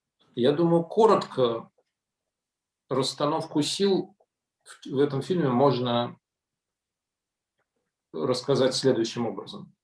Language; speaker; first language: Russian; native; Russian